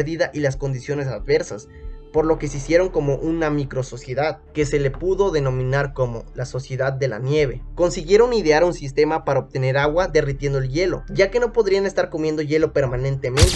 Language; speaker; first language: Spanish; native; Spanish